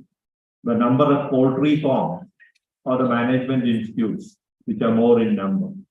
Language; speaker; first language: English; non-native, local second language; Malayalam